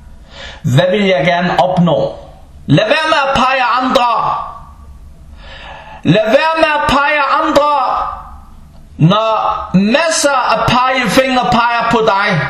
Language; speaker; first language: Danish; non-native, fluent; Arabic